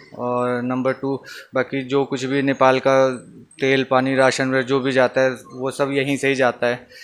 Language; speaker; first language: Hindi; non-native, local second language; Nepali